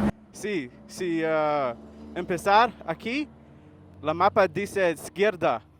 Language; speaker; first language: Spanish; non-native, learner; English